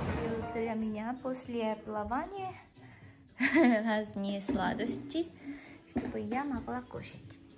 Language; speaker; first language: Russian; non-native, learner; Korean